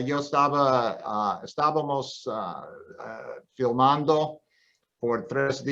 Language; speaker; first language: Spanish; non-native, fluent; English